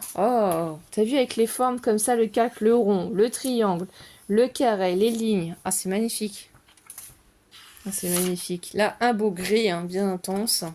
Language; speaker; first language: French; native; French